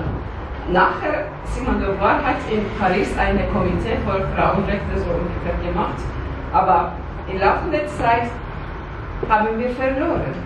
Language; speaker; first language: German; non-native, learner; Persian